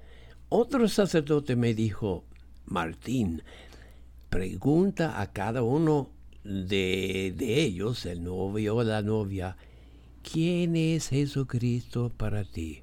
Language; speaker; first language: Spanish; non-native, fluent; English